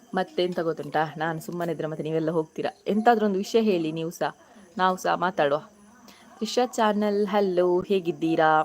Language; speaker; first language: Kannada; non-native, local second language; Tulu